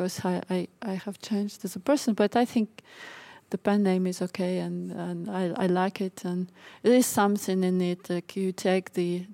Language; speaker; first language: English; non-native, fluent; Russian